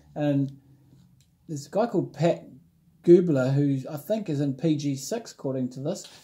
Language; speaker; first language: English; native; English